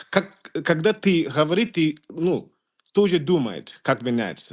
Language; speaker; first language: Russian; non-native, learner; Igbo